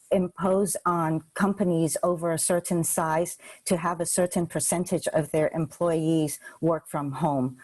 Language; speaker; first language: English; non-native, local second language; Cantonese